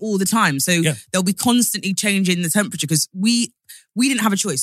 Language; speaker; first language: English; native; English